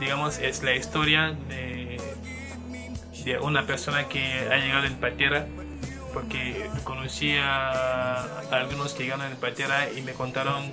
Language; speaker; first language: Spanish; non-native, fluent; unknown